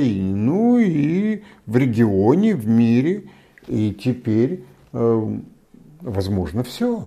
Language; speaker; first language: Polish; non-native, learner; Russian